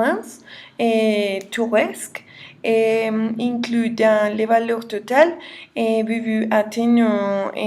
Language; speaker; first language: French; non-native, learner; Spanish